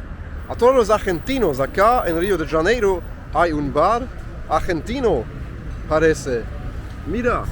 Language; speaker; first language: Spanish; non-native, learner; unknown